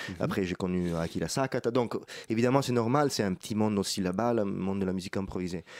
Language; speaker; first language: French; non-native, fluent; Italian